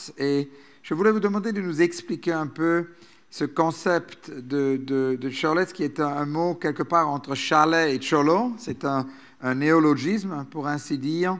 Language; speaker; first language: French; non-native, fluent; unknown